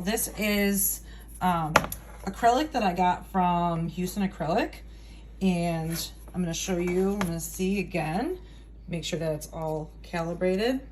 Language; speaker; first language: English; native; English